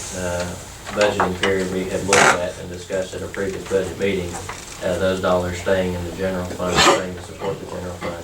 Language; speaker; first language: English; native; English